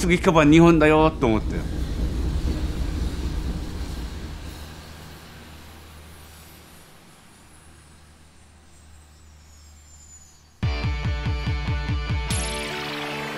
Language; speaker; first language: Japanese; non-native, fluent; Korean